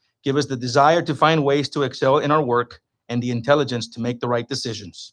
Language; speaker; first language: English; native; English